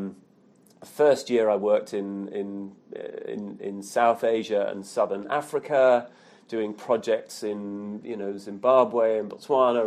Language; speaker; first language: English; native; English